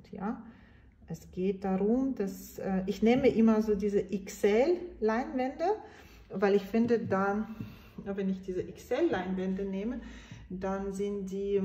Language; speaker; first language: German; non-native, fluent; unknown